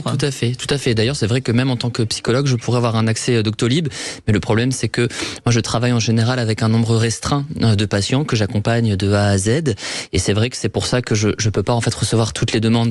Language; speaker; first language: French; native; French